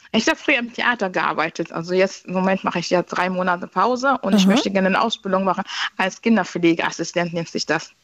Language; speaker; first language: German; non-native, fluent; Tigrinya